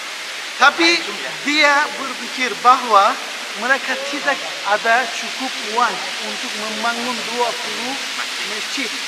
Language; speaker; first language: Indonesian; non-native, learner; Turkish